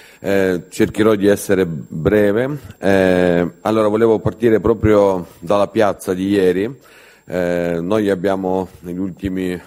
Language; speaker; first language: Italian; non-native, fluent; Ukrainian